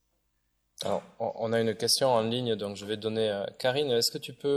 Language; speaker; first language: French; native; French